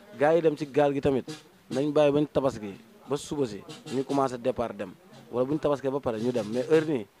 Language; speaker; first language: Wolof; native; Wolof